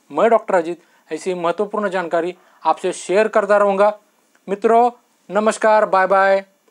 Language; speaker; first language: Hindi; non-native, local second language; Marathi